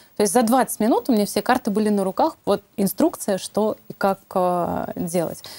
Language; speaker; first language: Russian; native; Russian